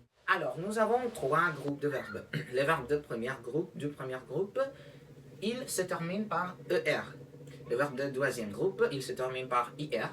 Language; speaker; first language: French; non-native, learner; Spanish